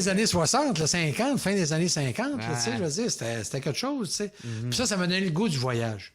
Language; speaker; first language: French; native; French